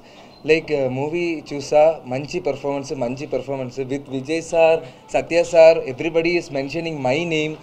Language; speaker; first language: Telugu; non-native, learner; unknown